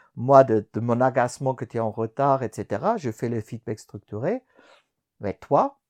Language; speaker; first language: French; non-native, fluent; German